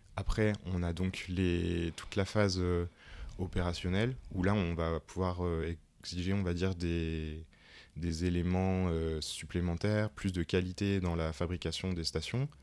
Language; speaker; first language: French; native; French